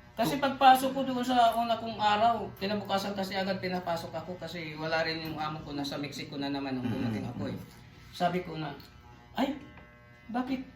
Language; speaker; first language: Filipino; non-native, local second language; Cebuano